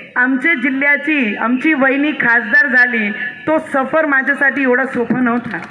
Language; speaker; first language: Marathi; non-native, local second language; Hindi